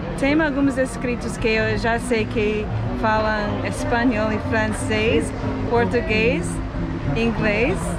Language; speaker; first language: Portuguese; non-native, learner; English